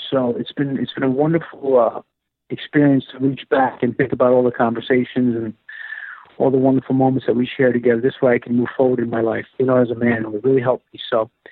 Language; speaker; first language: English; native; English